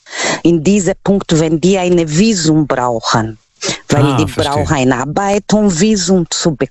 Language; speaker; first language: German; non-native, learner; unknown